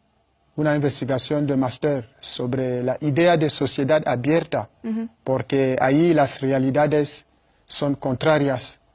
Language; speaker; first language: Spanish; non-native, fluent; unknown